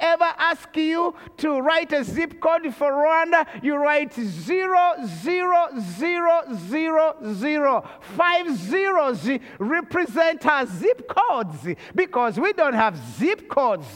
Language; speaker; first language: English; non-native, local second language; Kinyarwanda